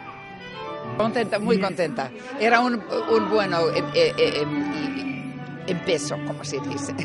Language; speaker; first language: Spanish; non-native, learner; Finnish